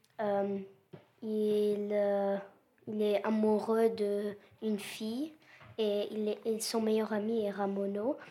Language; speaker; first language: French; non-native, learner; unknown